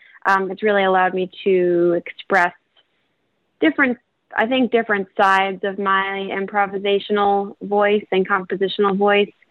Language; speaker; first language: English; native; English